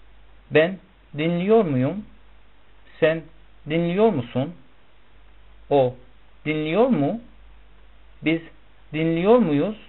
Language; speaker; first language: Turkish; non-native, fluent; Persian